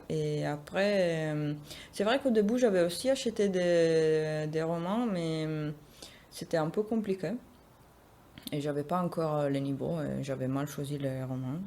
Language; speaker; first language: French; non-native, fluent; Italian